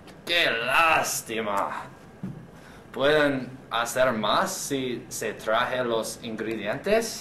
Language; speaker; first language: Spanish; non-native, learner; English